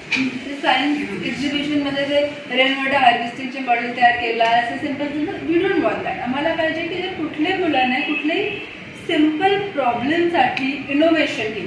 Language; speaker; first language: Marathi; non-native, local second language; Hindi